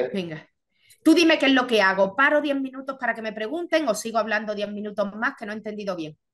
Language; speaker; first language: Spanish; native; Spanish